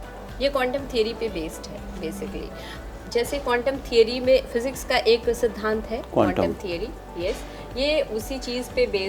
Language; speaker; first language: Hindi; native; Hindi